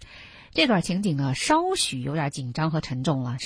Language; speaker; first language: Chinese; native; Chinese